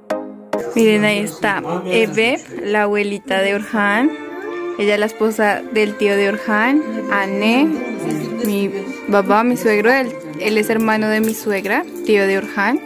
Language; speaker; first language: Spanish; native; Spanish